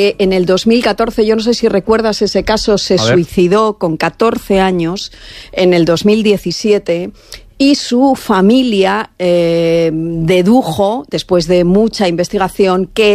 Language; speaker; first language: Spanish; native; Spanish